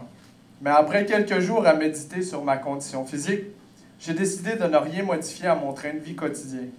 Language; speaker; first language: French; native; French